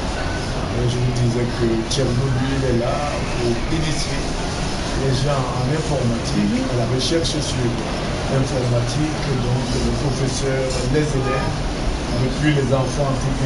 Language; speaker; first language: French; non-native, local second language; Wolof